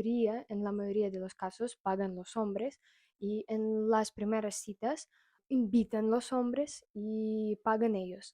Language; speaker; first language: Spanish; non-native, fluent; Russian